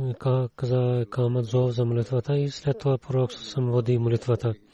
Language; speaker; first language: Bulgarian; non-native, learner; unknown